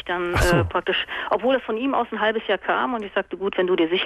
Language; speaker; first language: German; native; German